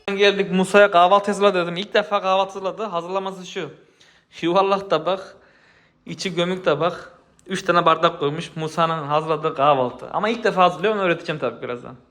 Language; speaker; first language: Turkish; native; Turkish